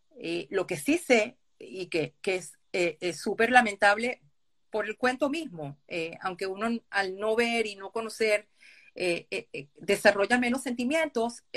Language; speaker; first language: Spanish; early bilingual, other home language; Hebrew